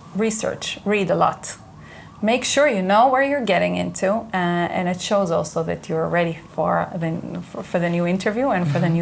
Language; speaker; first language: English; non-native, fluent; Hebrew